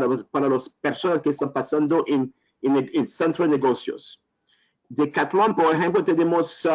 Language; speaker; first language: Spanish; non-native, learner; French